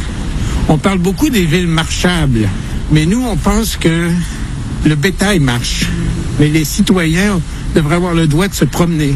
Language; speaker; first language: French; native; French